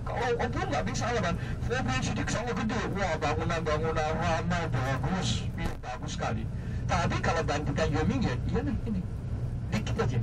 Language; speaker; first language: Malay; non-native, fluent; Chinese